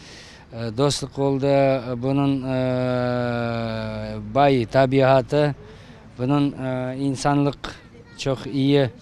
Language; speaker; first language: Turkish; non-native, learner; Kazakh